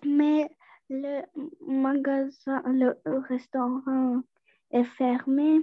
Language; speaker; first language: French; non-native, learner; Russian